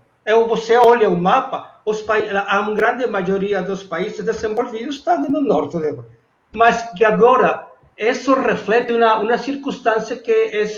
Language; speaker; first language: Portuguese; non-native, fluent; Spanish